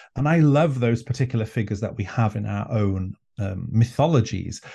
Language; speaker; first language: English; non-native, local second language; Welsh